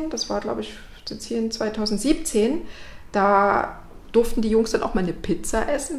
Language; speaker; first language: German; native; German